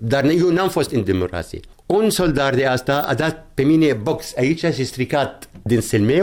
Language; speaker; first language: Romanian; non-native, learner; Arabic